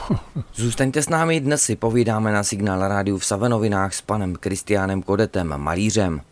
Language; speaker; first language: Czech; native; Czech